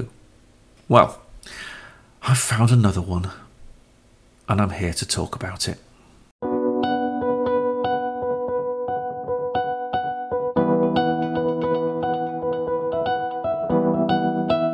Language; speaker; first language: English; native; English